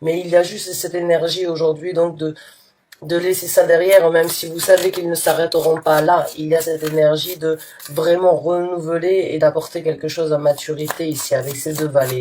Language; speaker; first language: French; native; French